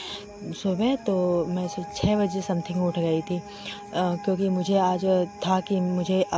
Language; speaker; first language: Hindi; native; Hindi